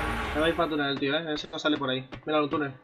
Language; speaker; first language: Spanish; native; Spanish